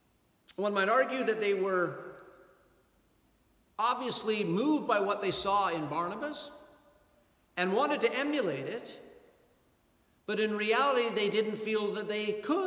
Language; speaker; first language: English; native; English